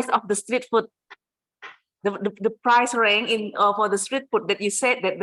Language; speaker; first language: English; non-native, fluent; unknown